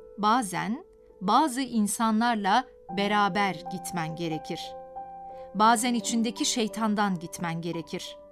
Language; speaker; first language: Turkish; native; Turkish